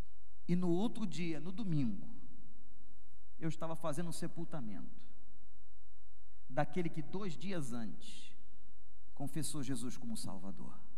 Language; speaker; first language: Portuguese; native; Portuguese